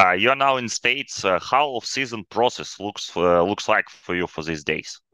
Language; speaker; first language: English; non-native, fluent; Ukrainian